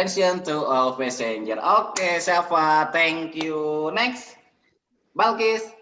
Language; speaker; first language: English; non-native, learner; Indonesian